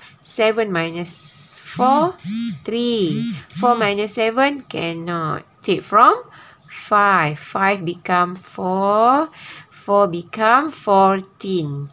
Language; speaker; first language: English; non-native, local second language; Malay